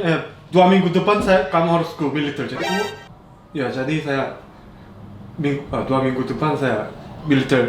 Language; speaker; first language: Indonesian; non-native, learner; Korean